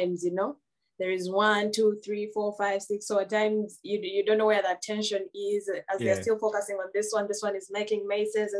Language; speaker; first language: English; non-native, local second language; Ganda